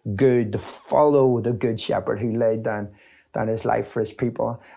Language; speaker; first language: English; native; English